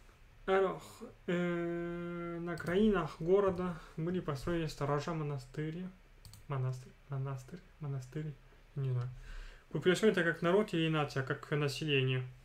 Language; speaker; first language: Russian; non-native, fluent; French